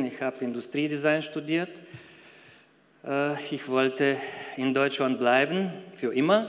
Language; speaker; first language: German; non-native, fluent; Bulgarian